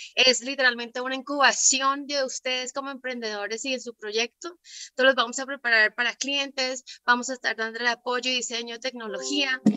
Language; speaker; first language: Spanish; native; Spanish